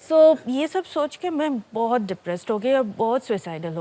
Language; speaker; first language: Hindi; non-native, local second language; Bangla